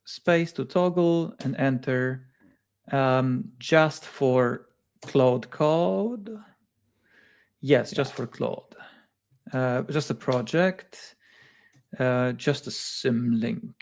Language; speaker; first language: English; non-native, fluent; Polish